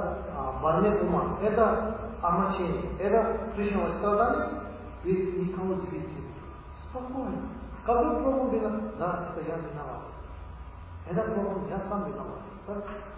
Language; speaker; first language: Russian; non-native, learner; Tibetan